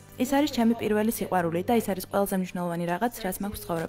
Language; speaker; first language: Georgian; non-native, fluent; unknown